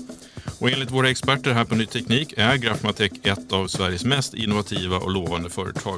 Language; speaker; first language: Swedish; native; Swedish